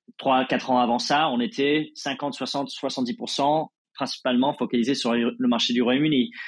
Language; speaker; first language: French; non-native, fluent; English